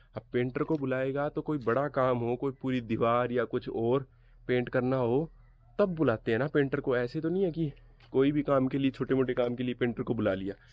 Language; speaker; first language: Hindi; native; Hindi